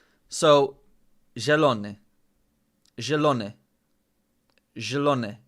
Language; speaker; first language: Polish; non-native, learner; English